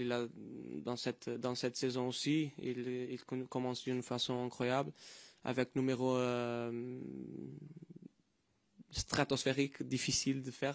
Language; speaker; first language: French; non-native, fluent; Portuguese